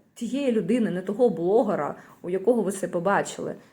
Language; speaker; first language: Ukrainian; native; Ukrainian